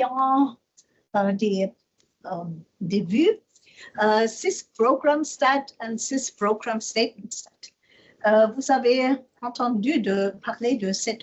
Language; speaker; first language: French; non-native, learner; German